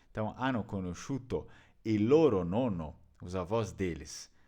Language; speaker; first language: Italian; non-native, fluent; Portuguese